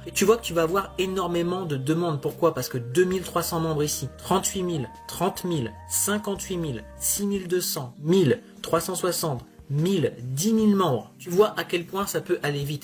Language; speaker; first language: French; native; French